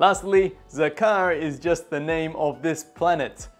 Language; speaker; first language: English; native; English